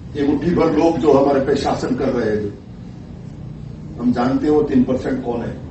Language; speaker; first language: Hindi; non-native, local second language; Gujarati